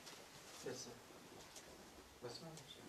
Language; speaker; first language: Russian; non-native, learner; Thai